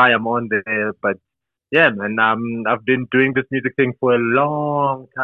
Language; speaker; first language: English; non-native, local second language; Tsonga